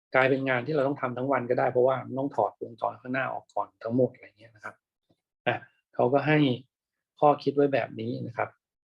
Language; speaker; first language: Thai; native; Thai